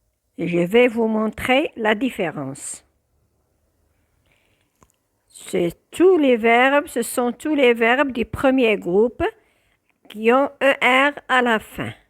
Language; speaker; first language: French; non-native, local second language; Arabic